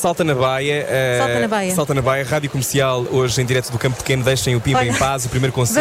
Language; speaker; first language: Portuguese; native; Portuguese